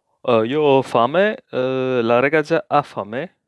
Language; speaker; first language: Italian; non-native, learner; English